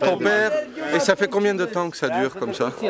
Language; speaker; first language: French; native; French